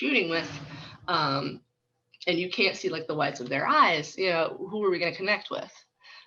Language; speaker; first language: English; native; English